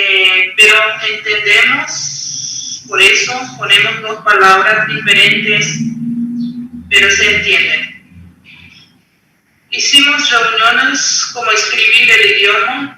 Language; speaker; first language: Spanish; non-native, local second language; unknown